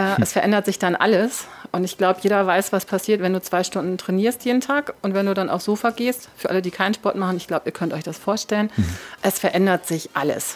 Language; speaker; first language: German; native; German